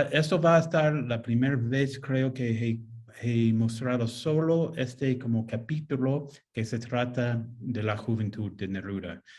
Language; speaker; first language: Spanish; non-native, fluent; English